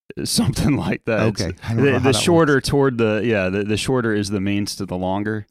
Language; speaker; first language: English; native; English